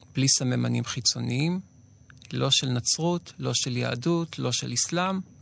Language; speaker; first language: Hebrew; native; Hebrew